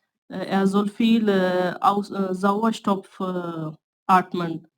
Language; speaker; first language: German; non-native, learner; Urdu